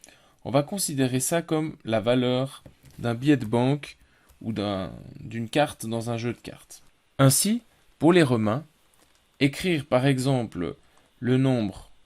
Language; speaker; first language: French; native; French